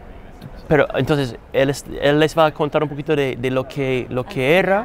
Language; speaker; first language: Spanish; non-native, fluent; English